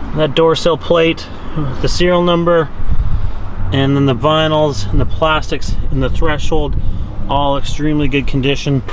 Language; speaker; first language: English; native; English